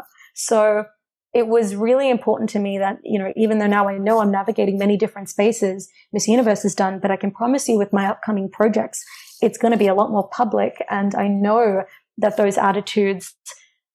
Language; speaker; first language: English; native; English